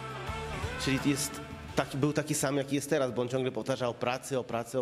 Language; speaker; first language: Polish; native; Polish